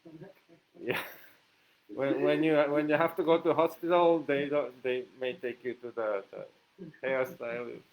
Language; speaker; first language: English; non-native, fluent; Japanese